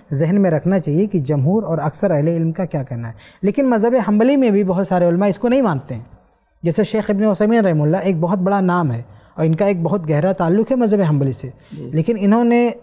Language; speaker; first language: Urdu; native; Urdu